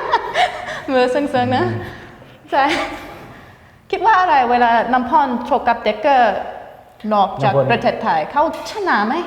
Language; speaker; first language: Thai; non-native, fluent; English